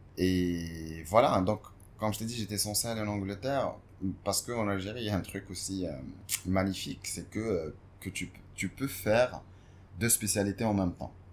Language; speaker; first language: French; non-native, local second language; Arabic